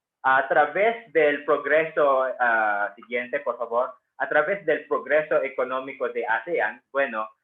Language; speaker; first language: Spanish; non-native, fluent; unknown